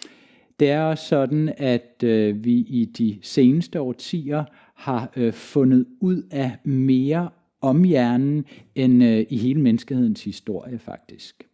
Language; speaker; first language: Danish; native; Danish